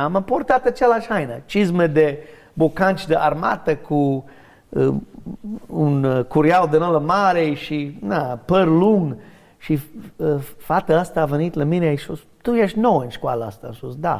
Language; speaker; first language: Romanian; non-native, learner; English